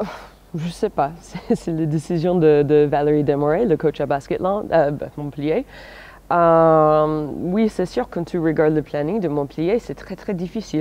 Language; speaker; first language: French; non-native, fluent; English